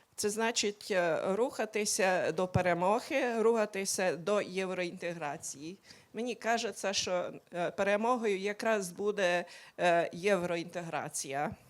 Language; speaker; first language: Ukrainian; non-native, local second language; Hungarian